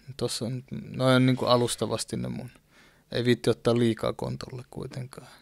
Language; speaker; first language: Finnish; early bilingual, other home language; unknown